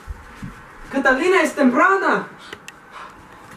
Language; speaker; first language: Spanish; non-native, learner; English